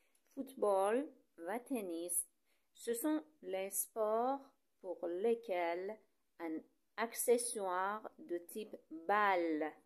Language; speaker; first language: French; non-native, fluent; Persian